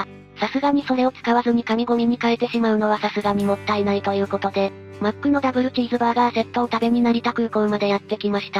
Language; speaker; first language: Japanese; native; Japanese